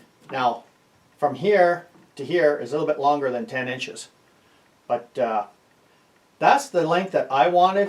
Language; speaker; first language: English; native; English